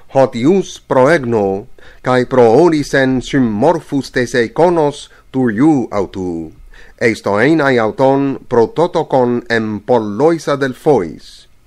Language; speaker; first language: Greek; non-native, fluent; English